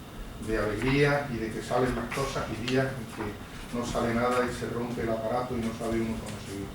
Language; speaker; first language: Spanish; native; Spanish